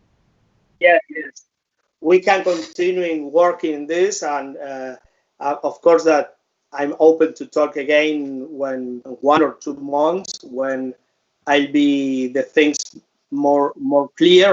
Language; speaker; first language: English; non-native, fluent; Spanish